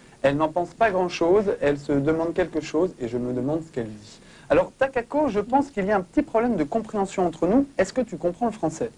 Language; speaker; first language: French; native; French